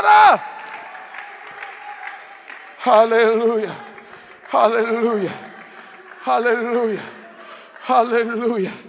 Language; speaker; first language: Spanish; non-native, learner; English